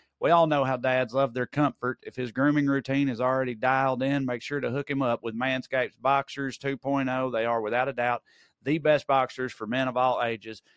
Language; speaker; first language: English; native; English